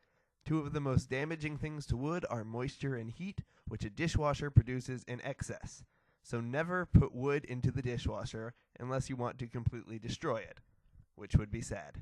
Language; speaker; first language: English; native; English